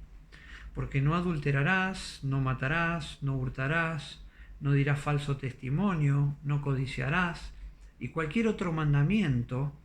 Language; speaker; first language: Spanish; native; Spanish